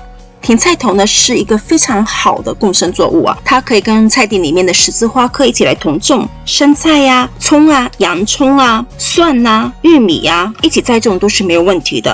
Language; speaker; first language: Chinese; native; Chinese